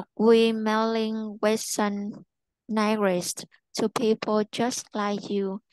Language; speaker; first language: English; non-native, learner; Vietnamese